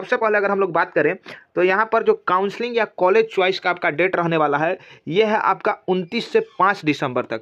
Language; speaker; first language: Hindi; native; Hindi